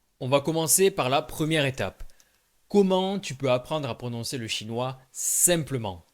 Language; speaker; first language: French; native; French